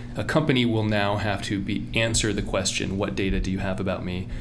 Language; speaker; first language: English; native; English